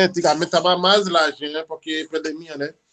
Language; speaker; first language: Portuguese; non-native, learner; Haitian Creole